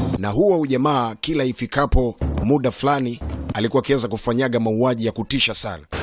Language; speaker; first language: Swahili; native; Swahili